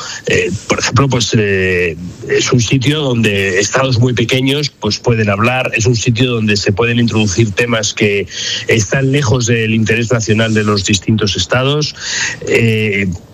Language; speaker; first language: Spanish; native; Spanish